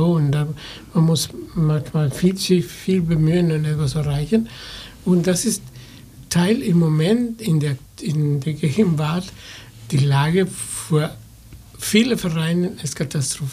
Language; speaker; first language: German; non-native, fluent; Spanish